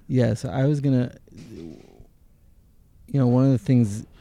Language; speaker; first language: English; early bilingual, other home language; Hebrew